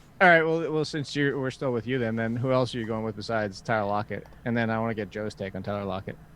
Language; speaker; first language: English; native; English